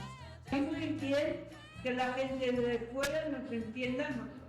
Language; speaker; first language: Catalan; non-native, local second language; Spanish